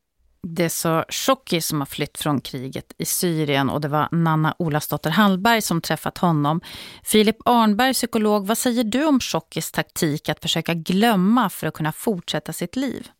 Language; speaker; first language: Swedish; native; Swedish